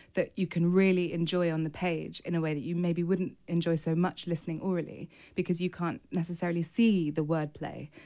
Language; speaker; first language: English; native; English